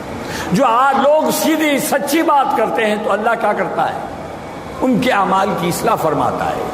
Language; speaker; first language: Urdu; native; Urdu